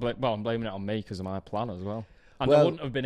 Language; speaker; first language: English; native; English